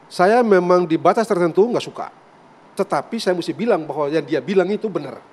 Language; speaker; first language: Indonesian; native; Indonesian